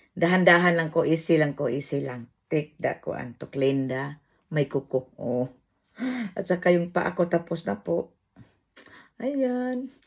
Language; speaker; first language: Filipino; non-native, local second language; Cebuano